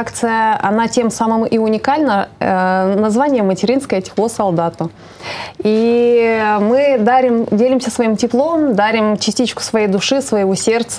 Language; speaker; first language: Russian; native; Russian